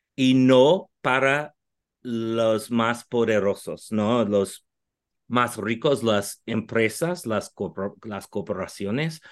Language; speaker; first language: Spanish; non-native, fluent; English